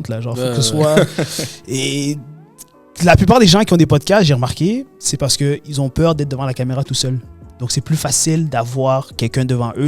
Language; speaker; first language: French; native; French